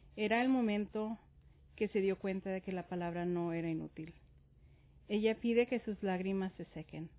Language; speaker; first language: Spanish; native; Spanish